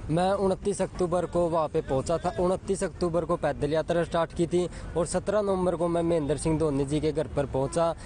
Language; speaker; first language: Hindi; native; Hindi